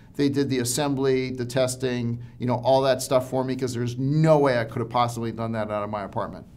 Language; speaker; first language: English; native; English